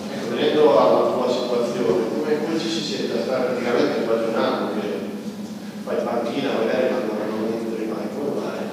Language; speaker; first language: Italian; native; Italian